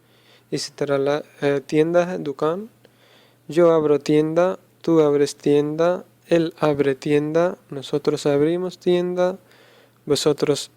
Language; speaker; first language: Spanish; non-native, fluent; Urdu